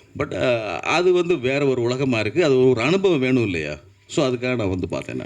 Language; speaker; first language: Tamil; native; Tamil